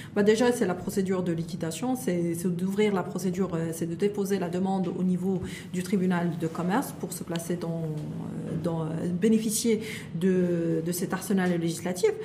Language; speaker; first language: French; non-native, local second language; Arabic